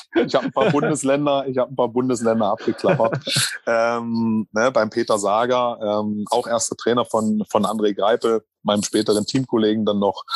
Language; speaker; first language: German; native; German